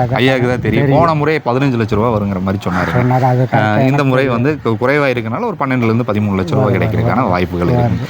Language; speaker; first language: Tamil; native; Tamil